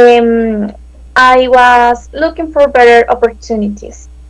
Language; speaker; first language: English; non-native, learner; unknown